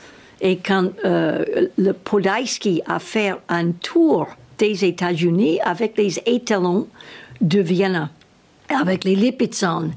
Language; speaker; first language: French; non-native, learner; English